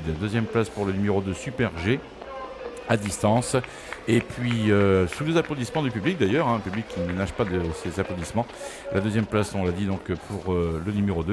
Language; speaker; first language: French; native; French